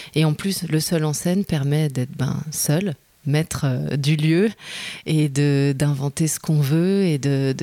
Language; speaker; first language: French; native; French